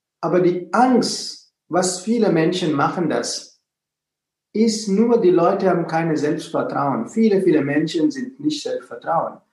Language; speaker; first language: German; non-native, fluent; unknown